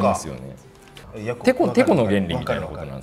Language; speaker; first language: Japanese; native; Japanese